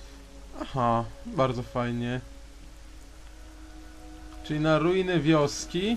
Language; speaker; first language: Polish; native; Polish